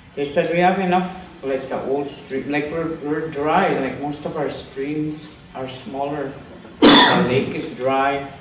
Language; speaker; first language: English; native; English